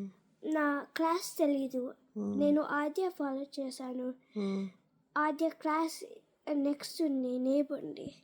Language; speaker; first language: Telugu; early bilingual, heritage; Telugu